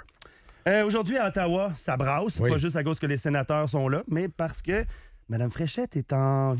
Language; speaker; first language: French; native; French